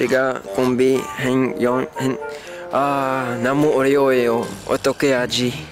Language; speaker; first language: Korean; non-native, learner; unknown